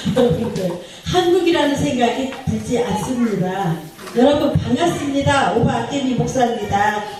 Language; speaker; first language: Korean; native; Korean